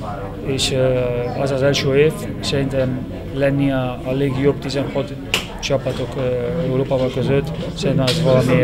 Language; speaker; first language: Hungarian; non-native, learner; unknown